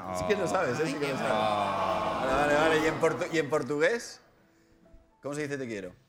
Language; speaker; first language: Spanish; native; Spanish